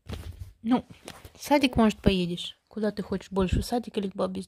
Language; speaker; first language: Russian; native; Russian